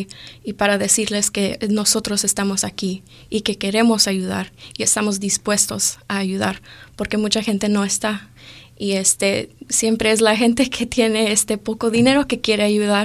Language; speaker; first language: Spanish; early bilingual, other home language; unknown